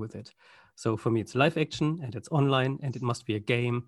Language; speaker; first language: English; non-native, fluent; German